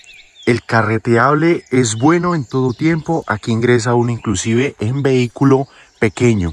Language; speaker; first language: Spanish; native; Spanish